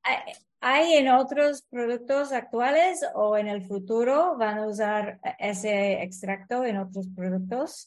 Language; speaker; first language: Spanish; non-native, fluent; English